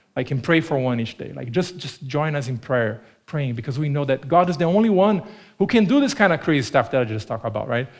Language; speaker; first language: English; non-native, fluent; Portuguese